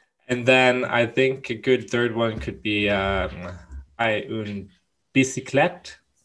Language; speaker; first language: English; native; English